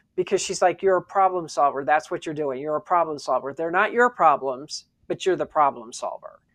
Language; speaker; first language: English; native; English